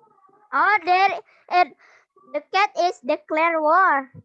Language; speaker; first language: English; non-native, learner; Indonesian